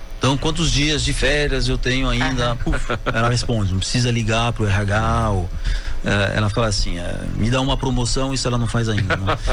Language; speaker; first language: Portuguese; non-native, fluent; French